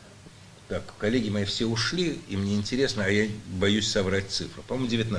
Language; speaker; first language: Russian; native; Russian